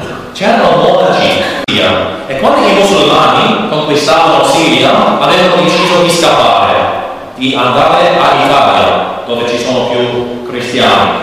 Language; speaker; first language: Italian; non-native, learner; English